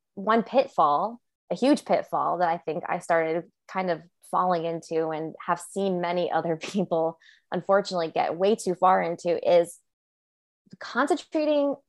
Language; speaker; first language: English; native; English